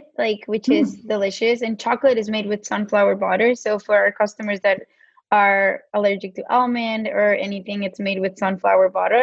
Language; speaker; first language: English; non-native, fluent; Spanish